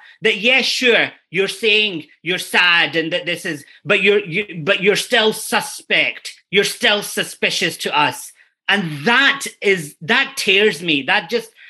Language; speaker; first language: English; native; English